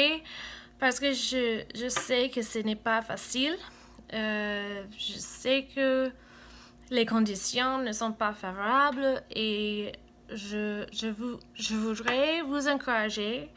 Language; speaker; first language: French; non-native, fluent; English